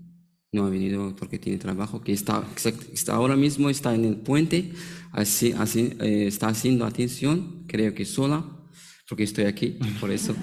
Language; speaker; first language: Spanish; non-native, learner; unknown